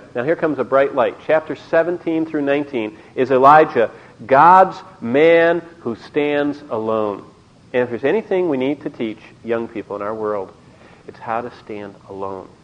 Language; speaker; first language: English; native; English